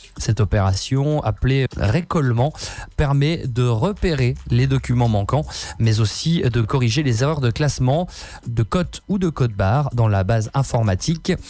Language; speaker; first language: French; native; French